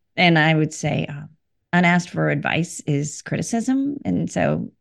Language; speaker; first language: English; early bilingual, other home language; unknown